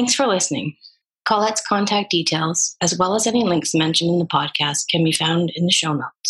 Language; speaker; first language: English; native; English